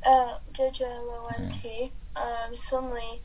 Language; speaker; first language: Chinese; non-native, learner; English